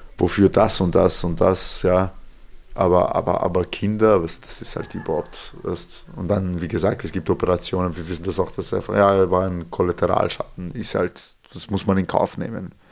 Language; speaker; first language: German; early bilingual, other home language; Serbian